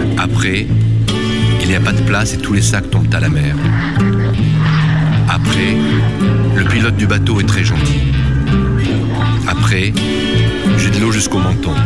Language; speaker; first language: French; non-native, learner; Arabic